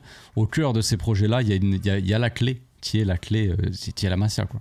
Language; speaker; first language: French; native; French